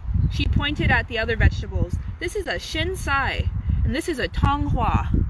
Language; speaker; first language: English; native; English